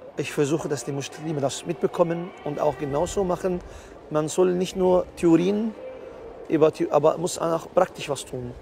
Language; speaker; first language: German; non-native, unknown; Arabic